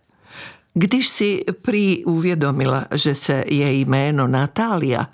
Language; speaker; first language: Czech; non-native, fluent; Serbian